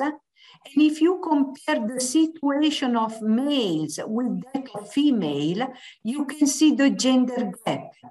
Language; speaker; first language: English; non-native, fluent; Italian